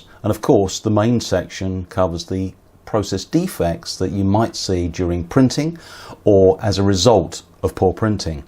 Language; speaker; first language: English; native; English